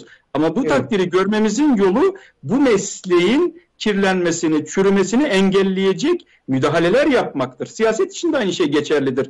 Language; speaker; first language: Turkish; native; Turkish